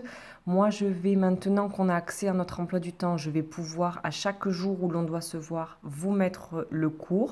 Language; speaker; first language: French; native; French